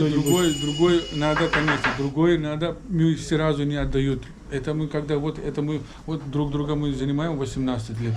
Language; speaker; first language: Russian; non-native, learner; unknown